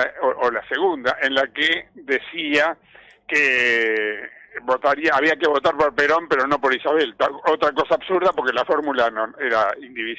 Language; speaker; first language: Spanish; native; Spanish